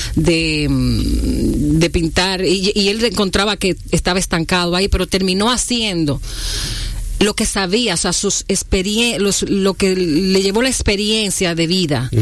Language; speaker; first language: Spanish; native; Spanish